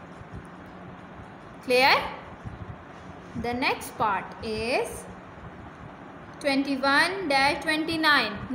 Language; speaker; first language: English; non-native, fluent; Urdu